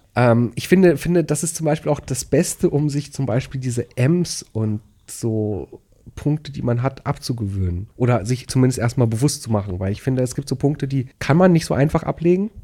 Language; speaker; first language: German; native; German